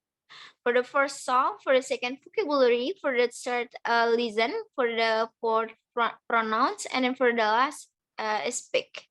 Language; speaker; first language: English; non-native, learner; Indonesian